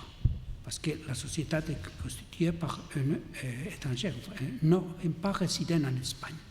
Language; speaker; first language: French; non-native, learner; Catalan